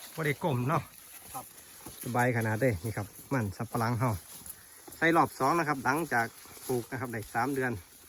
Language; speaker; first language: Thai; native; Thai